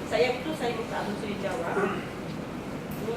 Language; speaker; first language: Malay; native; Malay